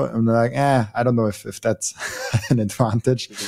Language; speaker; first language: English; non-native, fluent; German